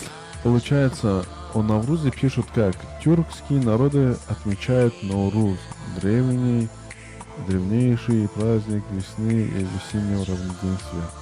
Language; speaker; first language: Russian; non-native, local second language; Tajik